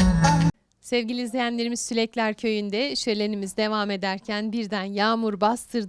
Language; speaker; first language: Turkish; native; Turkish